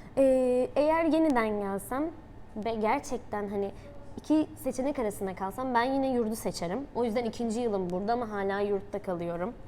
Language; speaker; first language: Turkish; native; Turkish